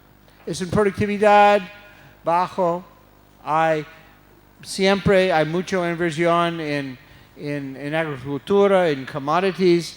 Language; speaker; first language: Spanish; non-native, fluent; English